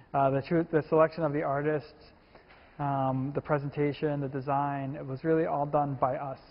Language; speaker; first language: English; native; English